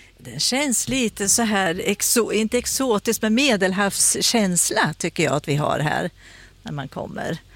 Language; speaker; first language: Swedish; native; Swedish